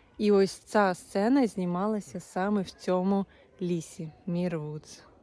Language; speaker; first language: Ukrainian; non-native, local second language; Russian